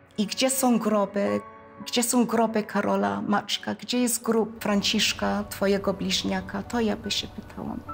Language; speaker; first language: Polish; early bilingual, heritage; Polish